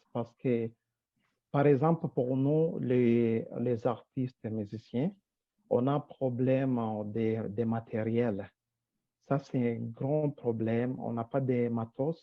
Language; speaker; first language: French; non-native, local second language; Rundi